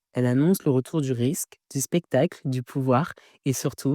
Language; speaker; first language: French; native; French